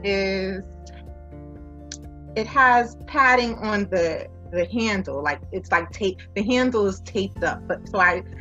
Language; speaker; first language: English; native; English